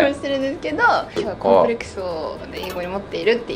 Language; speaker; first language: Japanese; native; Japanese